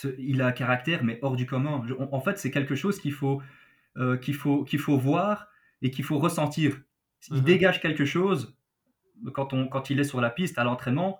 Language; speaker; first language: French; native; French